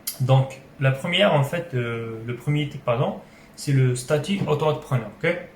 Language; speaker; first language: French; non-native, local second language; Arabic